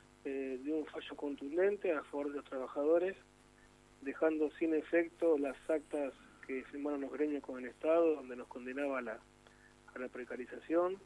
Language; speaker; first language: Spanish; native; Spanish